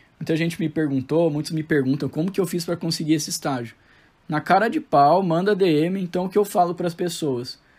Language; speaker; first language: Portuguese; native; Portuguese